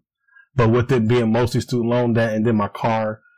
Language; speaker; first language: English; native; English